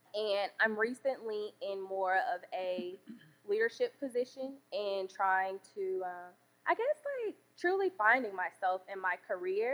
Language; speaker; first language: English; native; English